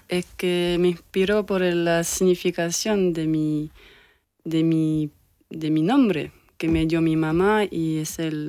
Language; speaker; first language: Spanish; early bilingual, heritage; French